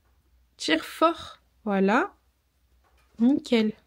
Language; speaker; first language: French; native; French